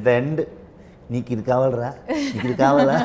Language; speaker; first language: Telugu; non-native, learner; Kannada